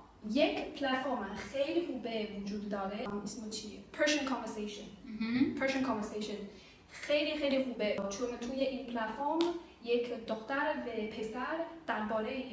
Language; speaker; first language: Persian; non-native, learner; Chinese